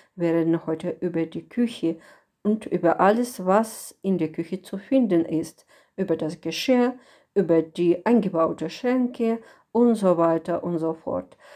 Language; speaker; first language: German; non-native, fluent; Russian